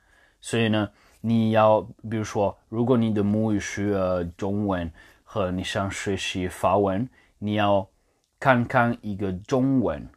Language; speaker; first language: Chinese; non-native, learner; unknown